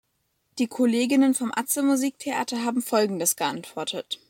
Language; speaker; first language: German; native; German